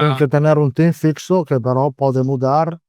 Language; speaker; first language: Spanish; non-native, fluent; Italian